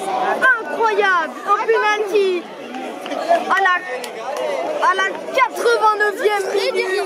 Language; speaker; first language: French; native; French